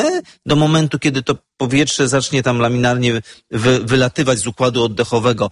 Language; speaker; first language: Polish; native; Polish